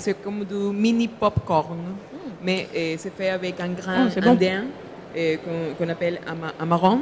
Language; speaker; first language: French; non-native, fluent; Spanish